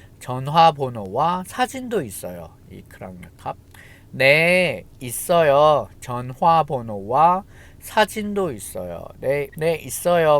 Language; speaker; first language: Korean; non-native, fluent; Thai